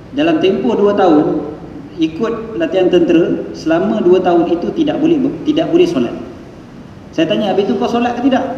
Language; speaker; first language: Malay; native; Malay